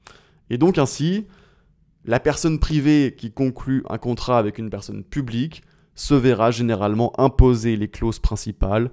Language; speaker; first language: French; native; French